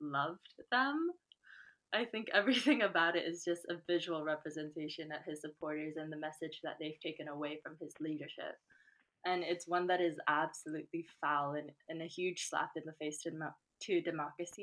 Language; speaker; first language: English; non-native, local second language; Chinese